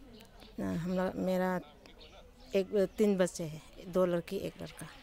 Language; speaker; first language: Hindi; non-native, local second language; Manipuri